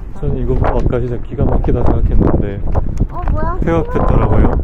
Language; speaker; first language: Korean; native; Korean